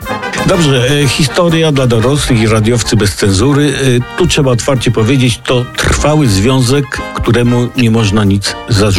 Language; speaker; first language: Polish; native; Polish